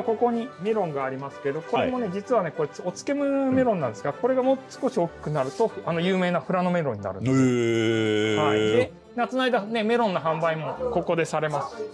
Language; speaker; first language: Japanese; native; Japanese